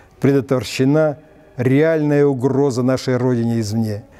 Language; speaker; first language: Russian; native; Russian